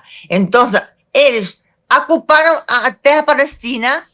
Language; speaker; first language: Portuguese; non-native, fluent; Arabic